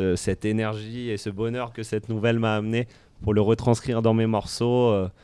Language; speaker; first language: French; native; French